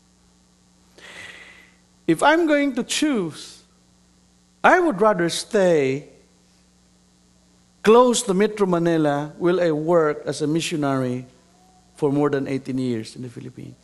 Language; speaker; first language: English; non-native, local second language; Cebuano